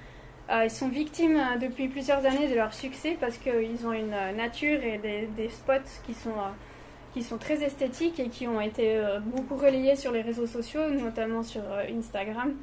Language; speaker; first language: French; native; French